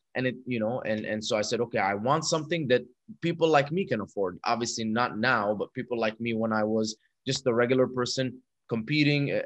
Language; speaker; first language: English; non-native, fluent; Arabic